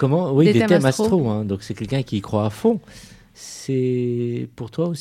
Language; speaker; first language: French; native; French